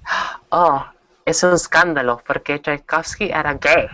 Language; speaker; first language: Spanish; non-native, learner; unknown